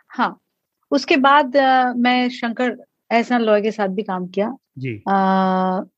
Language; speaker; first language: Hindi; non-native, local second language; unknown